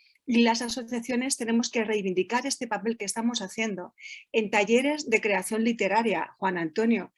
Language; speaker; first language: Spanish; native; Spanish